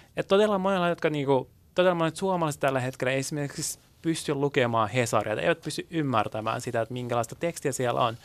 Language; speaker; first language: Finnish; early bilingual, other home language; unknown